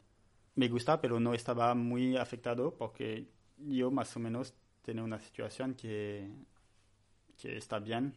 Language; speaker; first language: Spanish; non-native, learner; French